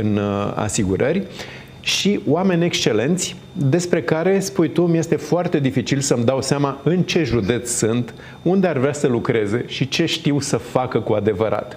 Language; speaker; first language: Romanian; native; Romanian